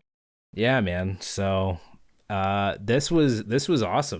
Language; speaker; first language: English; native; English